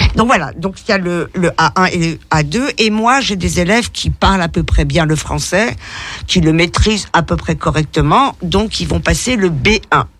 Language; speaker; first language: French; native; French